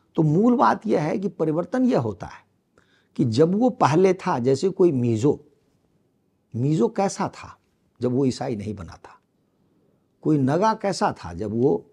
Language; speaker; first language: Hindi; native; Hindi